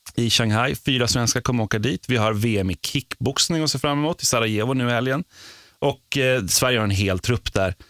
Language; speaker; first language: Swedish; native; Swedish